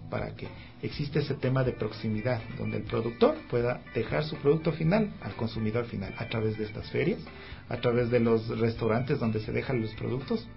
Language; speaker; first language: Spanish; native; Spanish